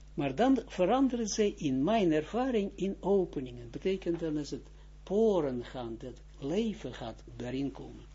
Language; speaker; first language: Dutch; non-native, fluent; Russian